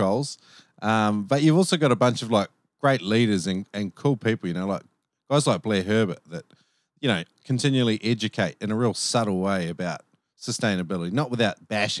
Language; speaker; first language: English; native; English